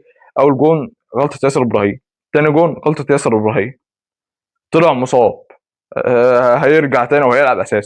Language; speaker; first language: Arabic; native; Arabic